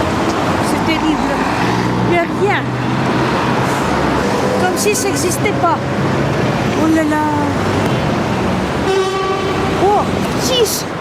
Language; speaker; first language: French; early bilingual, heritage; Russian